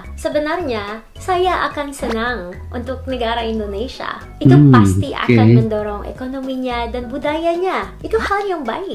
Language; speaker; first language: Indonesian; non-native, learner; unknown